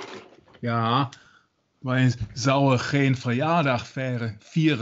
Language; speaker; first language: Dutch; non-native, learner; German